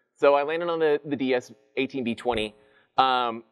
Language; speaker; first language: English; native; English